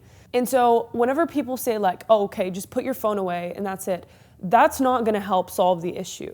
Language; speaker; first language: English; native; English